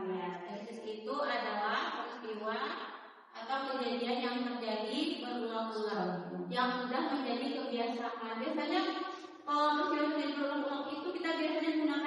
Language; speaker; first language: Indonesian; native; Indonesian